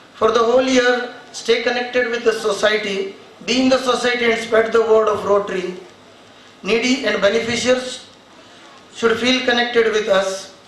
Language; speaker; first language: English; non-native, local second language; Marathi